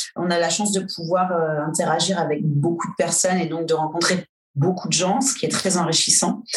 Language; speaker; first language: French; native; French